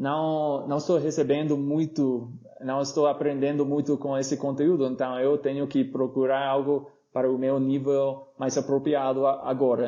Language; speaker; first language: Portuguese; non-native, fluent; English